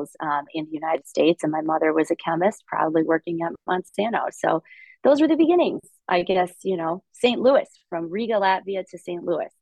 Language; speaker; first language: English; early bilingual, other home language; Russian